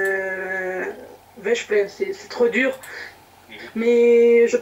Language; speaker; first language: French; non-native, local second language; Arabic